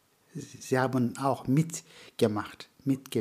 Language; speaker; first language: German; non-native, fluent; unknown